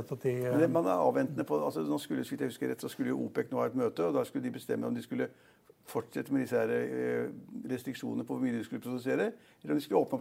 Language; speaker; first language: Norwegian; native; Norwegian